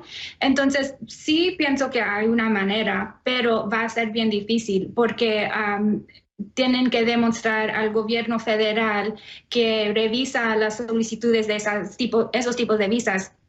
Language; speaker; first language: Spanish; early bilingual, heritage; Spanish